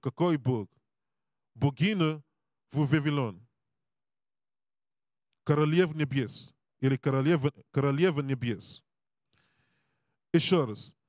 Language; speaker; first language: Russian; non-native, learner; English